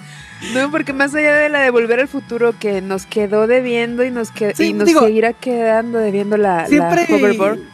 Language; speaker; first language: Spanish; native; Spanish